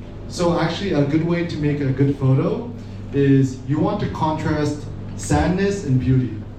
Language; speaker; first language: English; native; English